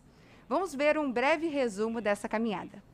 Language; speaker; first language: Portuguese; native; Portuguese